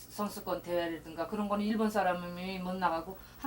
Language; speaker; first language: Korean; early bilingual, heritage; Korean